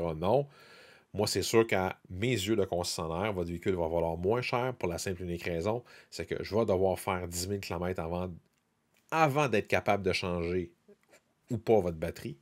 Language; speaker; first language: French; native; French